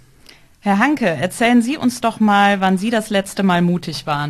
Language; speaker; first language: German; native; German